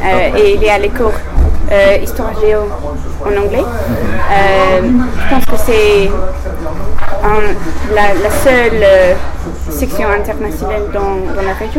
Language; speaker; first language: French; non-native, learner; English